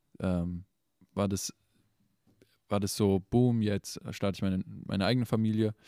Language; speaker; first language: German; native; German